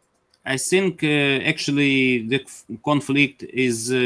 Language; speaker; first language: English; non-native, learner; Ukrainian